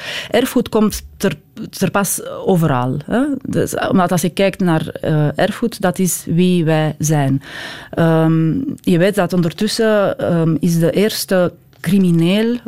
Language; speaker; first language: Dutch; non-native, fluent; Romanian